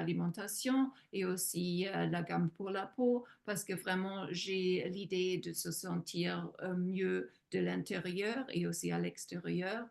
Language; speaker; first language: French; non-native, fluent; German